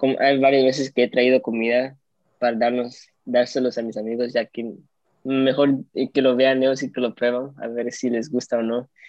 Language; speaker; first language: Spanish; early bilingual, heritage; Spanish